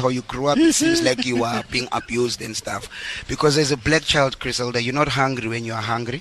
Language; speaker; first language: English; non-native, local second language; Zulu